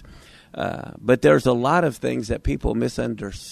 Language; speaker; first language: English; native; English